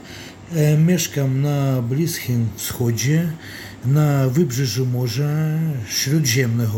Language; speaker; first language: Polish; non-native, learner; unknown